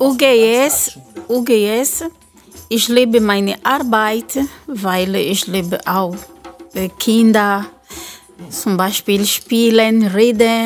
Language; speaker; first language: German; non-native, learner; Portuguese